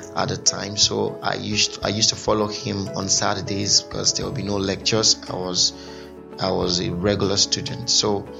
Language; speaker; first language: English; non-native, local second language; Igbo